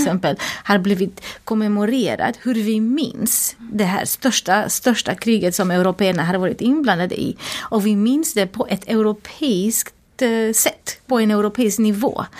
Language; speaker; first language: Swedish; non-native, fluent; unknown